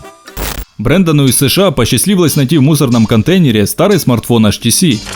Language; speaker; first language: Russian; native; Russian